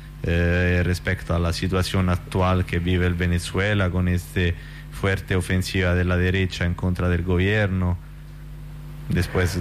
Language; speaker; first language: Spanish; non-native, fluent; Italian